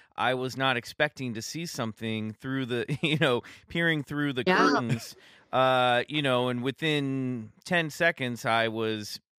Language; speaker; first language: English; native; English